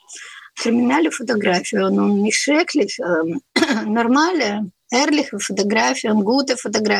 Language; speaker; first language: German; non-native, learner; Russian